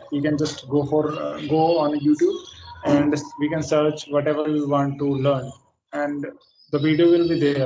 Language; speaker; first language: English; non-native, fluent; Hindi